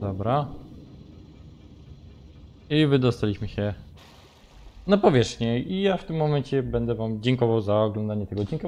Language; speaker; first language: Polish; native; Polish